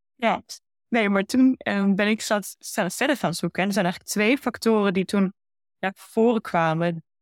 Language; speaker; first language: Dutch; early bilingual, heritage; Dutch